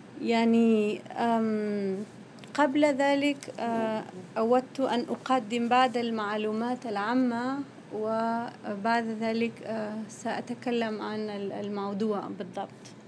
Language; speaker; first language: Arabic; non-native, fluent; Spanish